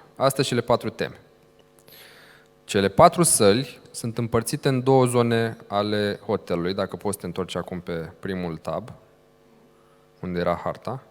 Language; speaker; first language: Romanian; native; Romanian